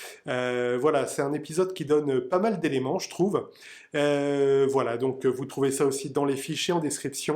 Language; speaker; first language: French; native; French